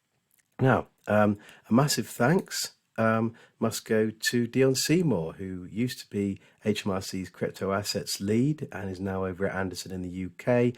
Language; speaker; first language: English; native; English